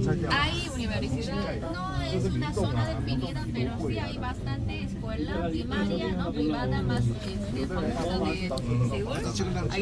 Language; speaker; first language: Spanish; non-native, fluent; Korean